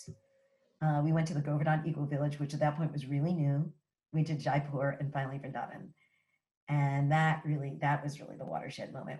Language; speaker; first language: English; native; English